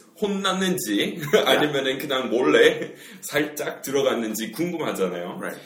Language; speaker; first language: Korean; non-native, fluent; English